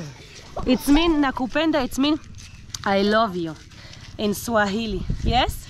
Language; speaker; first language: English; non-native, learner; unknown